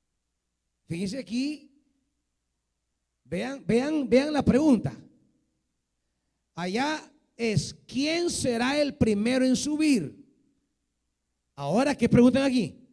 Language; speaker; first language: Spanish; native; Spanish